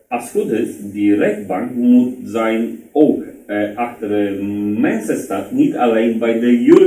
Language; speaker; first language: Dutch; non-native, learner; Polish